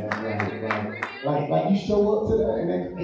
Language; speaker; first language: English; native; English